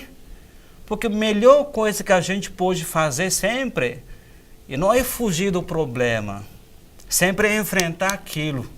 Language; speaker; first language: Portuguese; non-native, fluent; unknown